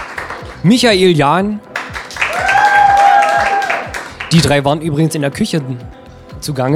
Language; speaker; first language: German; native; German